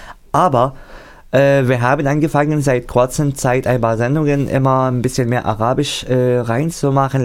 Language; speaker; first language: German; non-native, fluent; Arabic